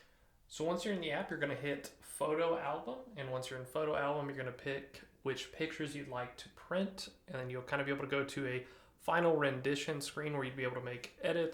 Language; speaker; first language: English; native; English